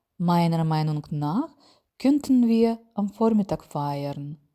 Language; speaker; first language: German; non-native, fluent; Ukrainian